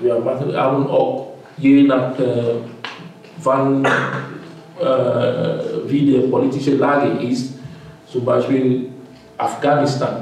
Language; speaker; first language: German; non-native, fluent; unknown